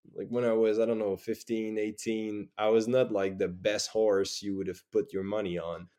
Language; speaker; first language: English; native; English